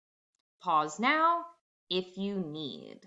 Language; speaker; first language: English; native; English